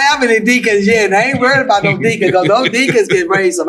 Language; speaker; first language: English; native; English